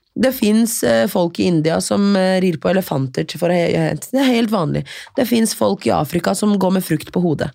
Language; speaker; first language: Norwegian; early bilingual, other home language; Serbian